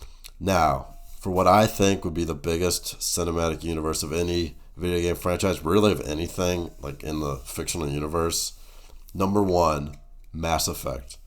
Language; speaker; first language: English; native; English